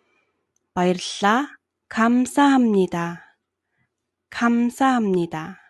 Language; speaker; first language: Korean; non-native, fluent; Mongolian